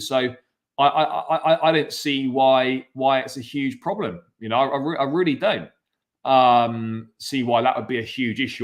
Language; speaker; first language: English; native; English